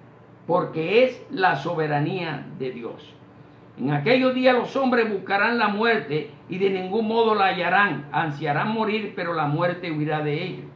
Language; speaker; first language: Spanish; native; Spanish